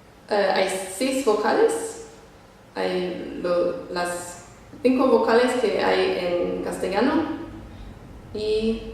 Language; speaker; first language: Spanish; non-native, fluent; English